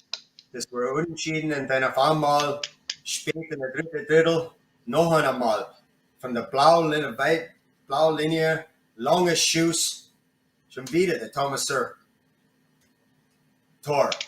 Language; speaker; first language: German; non-native, learner; English